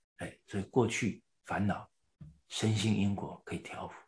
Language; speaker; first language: Chinese; native; Chinese